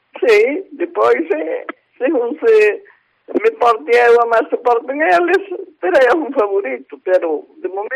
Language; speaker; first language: Galician; native; Galician